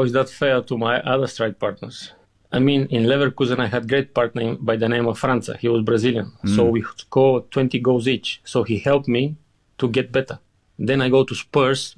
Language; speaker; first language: English; non-native, fluent; Bulgarian